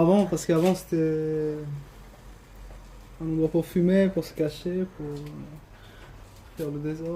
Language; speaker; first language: French; early bilingual, other home language; Spanish